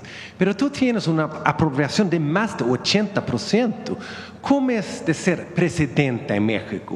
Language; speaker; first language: Spanish; non-native, learner; Swedish